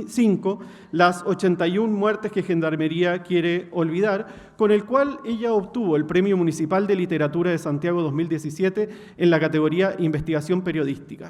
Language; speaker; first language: Spanish; native; Spanish